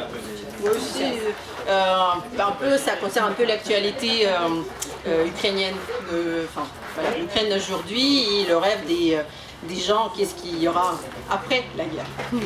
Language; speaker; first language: French; native; French